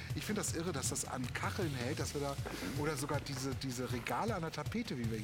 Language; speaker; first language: German; native; German